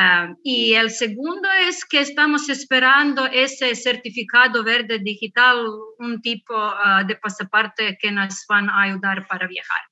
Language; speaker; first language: Spanish; non-native, learner; Croatian